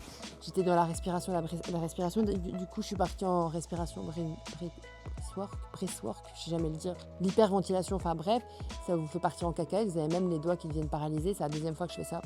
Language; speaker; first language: French; native; French